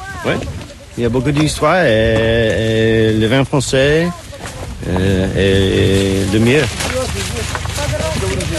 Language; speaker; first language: French; non-native, learner; English